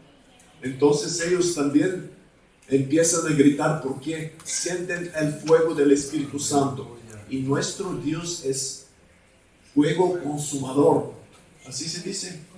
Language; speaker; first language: Spanish; non-native, fluent; Bulgarian